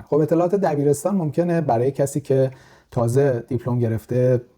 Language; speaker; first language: Persian; native; Persian